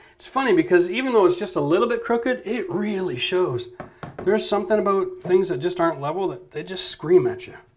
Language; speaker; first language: English; native; English